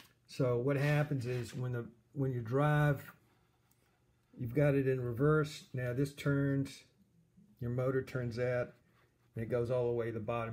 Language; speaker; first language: English; native; English